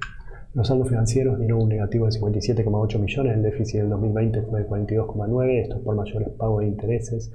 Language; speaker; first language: Spanish; native; Spanish